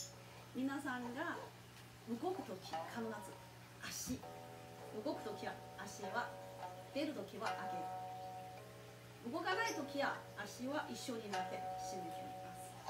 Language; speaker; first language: Japanese; non-native, fluent; Chinese